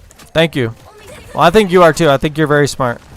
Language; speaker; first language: English; native; English